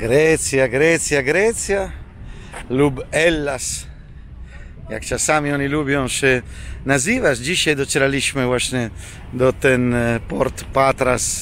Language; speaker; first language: Polish; non-native, fluent; Italian